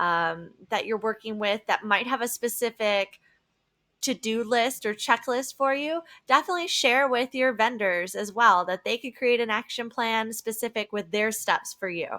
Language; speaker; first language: English; native; English